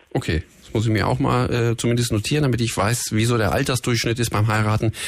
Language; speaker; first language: German; native; German